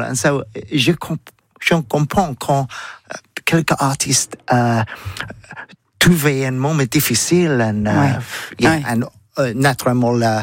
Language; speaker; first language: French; non-native, learner; English